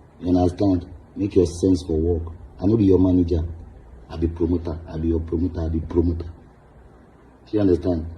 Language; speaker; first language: Nigerian Pidgin; non-native, local second language; Yoruba